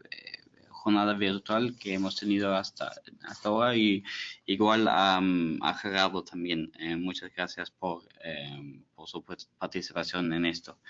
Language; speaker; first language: Spanish; non-native, fluent; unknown